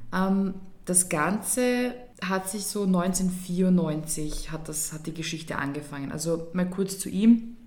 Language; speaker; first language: German; early bilingual, other home language; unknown